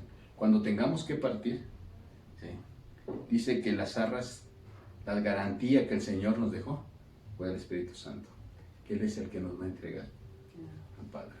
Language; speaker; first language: Spanish; native; Spanish